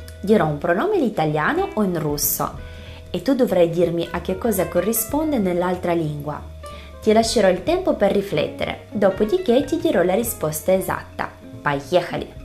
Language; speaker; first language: Italian; non-native, fluent; Russian